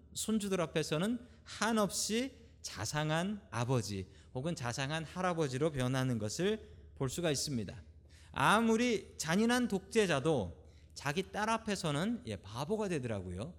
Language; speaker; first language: Korean; native; Korean